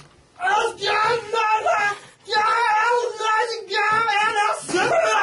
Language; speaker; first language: Spanish; non-native, learner; English